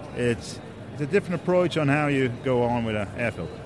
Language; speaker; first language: English; non-native, fluent; Dutch